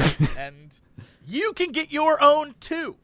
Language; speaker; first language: English; native; English